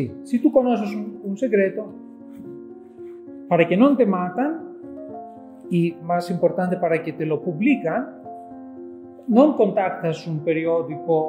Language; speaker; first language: Spanish; non-native, fluent; Greek